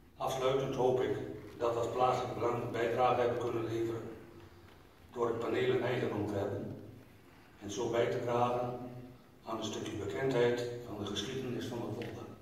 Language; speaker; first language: Dutch; native; Dutch